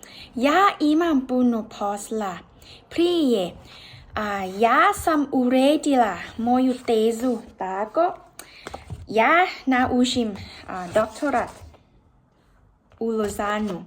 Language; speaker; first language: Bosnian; non-native, learner; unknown